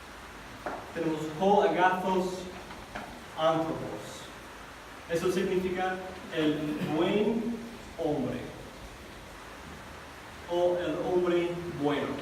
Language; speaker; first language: Spanish; non-native, fluent; English